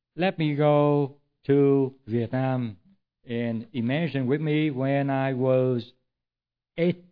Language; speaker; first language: English; non-native, fluent; Vietnamese